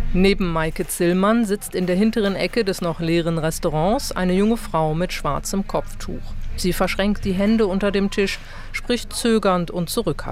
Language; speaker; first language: German; native; German